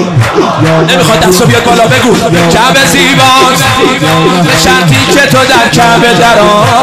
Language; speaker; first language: Persian; native; Persian